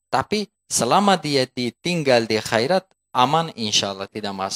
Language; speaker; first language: Indonesian; non-native, fluent; Turkish